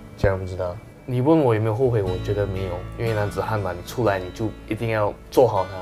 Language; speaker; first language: Chinese; native; Chinese